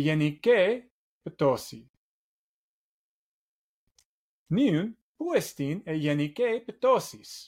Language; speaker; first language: Greek; non-native, learner; English